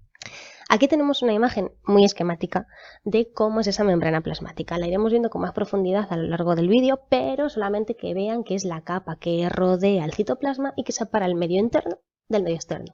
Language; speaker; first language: Spanish; native; Spanish